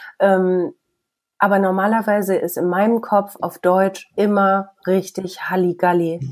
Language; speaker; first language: German; native; German